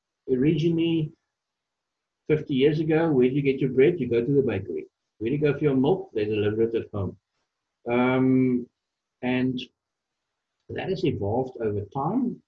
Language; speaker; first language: English; non-native, local second language; Afrikaans